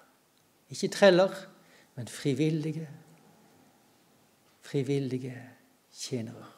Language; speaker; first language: Norwegian; native; Norwegian